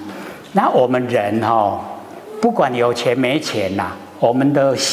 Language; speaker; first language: Chinese; native; Chinese